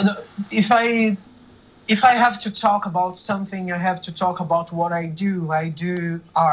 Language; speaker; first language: English; non-native, learner; Portuguese